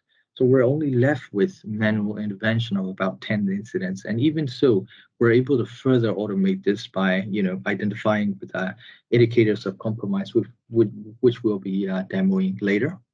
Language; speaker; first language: English; non-native, fluent; Burmese